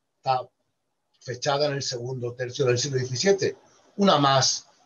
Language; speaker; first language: Spanish; native; Spanish